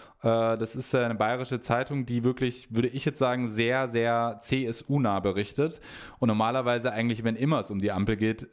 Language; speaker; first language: German; native; German